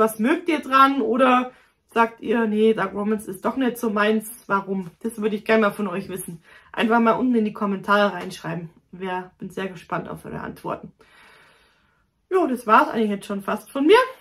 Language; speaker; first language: German; native; German